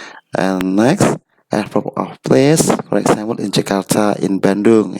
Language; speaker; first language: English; non-native, learner; Indonesian